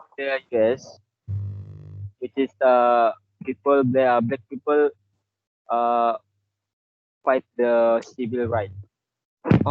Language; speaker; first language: English; non-native, local second language; Malay